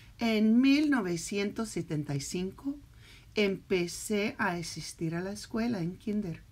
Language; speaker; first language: Spanish; early bilingual, heritage; Spanish